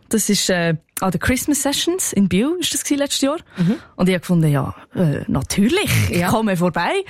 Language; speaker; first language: German; native; German